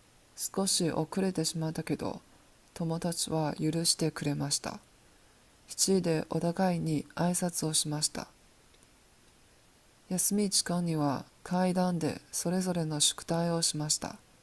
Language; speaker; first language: Japanese; non-native, learner; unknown